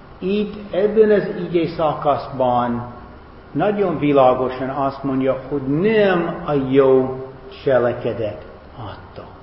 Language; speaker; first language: Hungarian; non-native, fluent; English